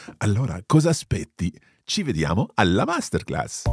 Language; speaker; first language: Italian; non-native, fluent; English